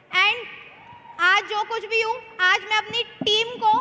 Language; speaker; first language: Hindi; native; Hindi